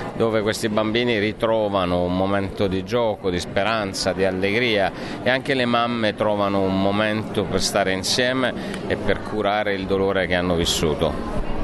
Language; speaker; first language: Italian; native; Italian